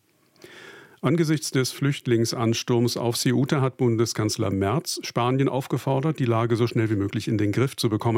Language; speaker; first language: German; native; German